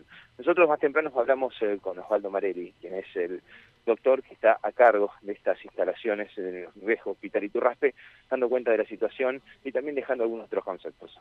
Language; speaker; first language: Spanish; native; Spanish